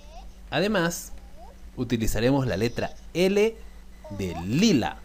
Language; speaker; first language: Spanish; native; Spanish